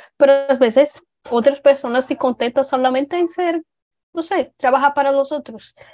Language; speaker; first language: Spanish; non-native, fluent; Portuguese